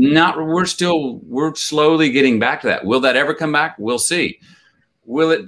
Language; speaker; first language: English; native; English